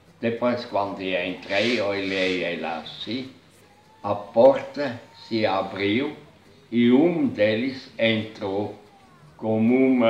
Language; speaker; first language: Portuguese; non-native, fluent; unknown